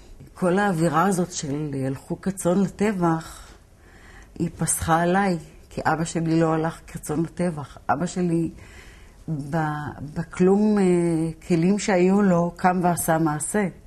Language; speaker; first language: Hebrew; early bilingual, other home language; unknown